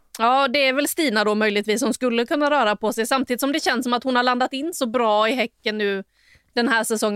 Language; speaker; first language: Swedish; native; Swedish